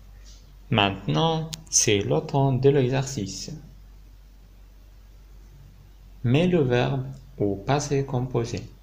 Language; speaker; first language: French; non-native, fluent; Arabic